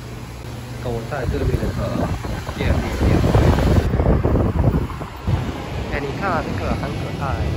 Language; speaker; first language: Chinese; non-native, fluent; Japanese